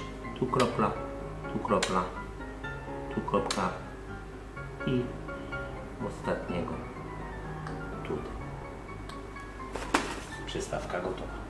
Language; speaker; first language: Polish; non-native, learner; French